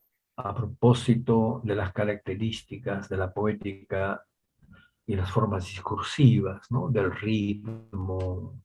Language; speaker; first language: Spanish; native; Spanish